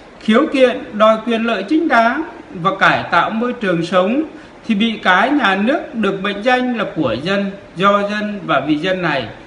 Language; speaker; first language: Vietnamese; native; Vietnamese